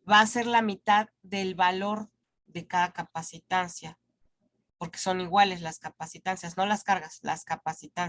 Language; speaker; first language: Spanish; native; Spanish